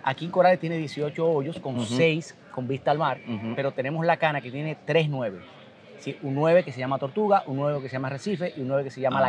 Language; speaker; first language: Spanish; native; Spanish